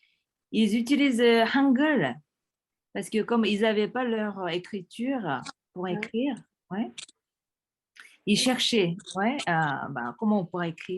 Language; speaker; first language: French; early bilingual, other home language; Korean